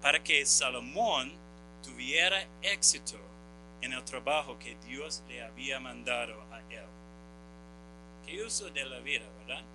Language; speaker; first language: Spanish; non-native, fluent; English